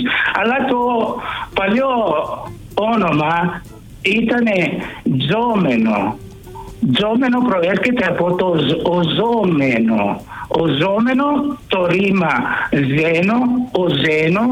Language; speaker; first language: Greek; early bilingual, heritage; Greek